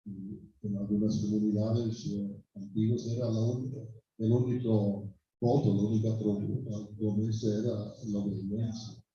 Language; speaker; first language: Spanish; non-native, fluent; English